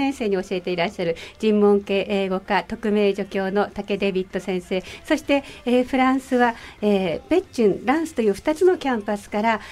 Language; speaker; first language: Japanese; native; Japanese